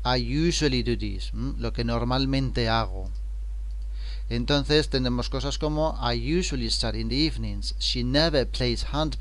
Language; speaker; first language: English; non-native, fluent; Spanish